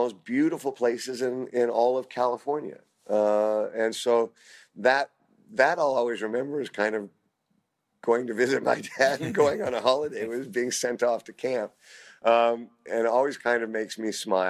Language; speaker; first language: English; native; English